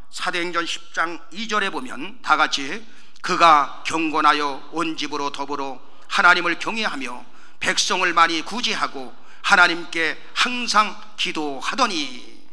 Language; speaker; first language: Korean; native; Korean